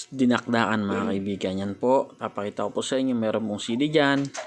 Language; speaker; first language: Filipino; non-native, local second language; Iloko